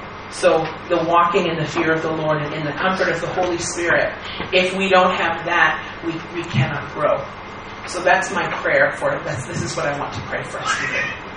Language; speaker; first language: English; native; English